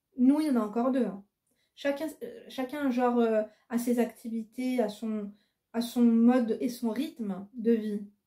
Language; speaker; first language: French; native; French